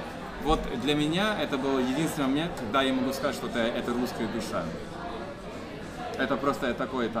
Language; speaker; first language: Russian; non-native, fluent; English